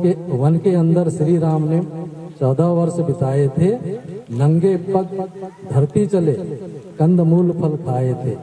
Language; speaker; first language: Hindi; native; Hindi